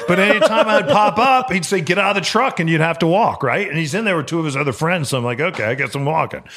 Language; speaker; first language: English; native; English